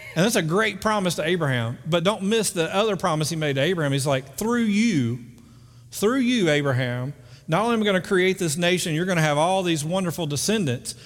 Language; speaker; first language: English; native; English